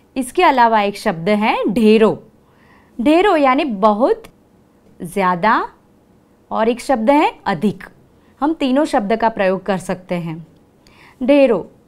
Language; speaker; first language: Hindi; non-native, local second language; Gujarati